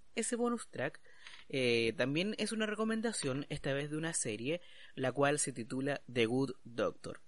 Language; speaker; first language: Spanish; native; Spanish